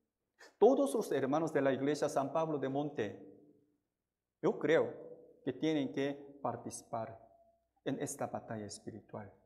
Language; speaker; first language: Spanish; non-native, fluent; Korean